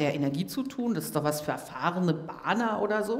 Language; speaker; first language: German; native; German